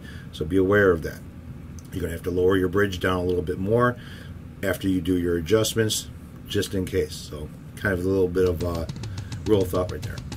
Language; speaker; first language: English; native; English